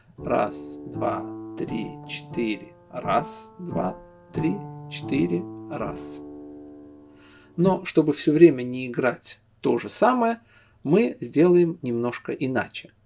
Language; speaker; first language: Russian; native; Russian